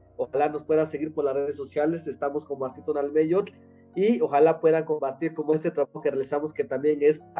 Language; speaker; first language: Spanish; non-native, local second language; Nahuatl languages